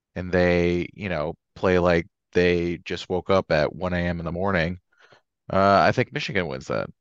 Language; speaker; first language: English; native; English